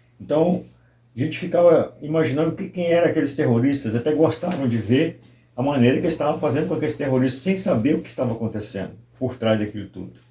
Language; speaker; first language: Portuguese; native; Portuguese